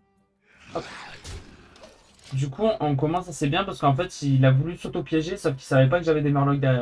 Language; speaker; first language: French; native; French